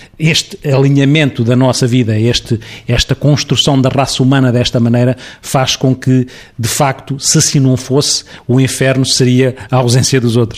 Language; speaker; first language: Portuguese; native; Portuguese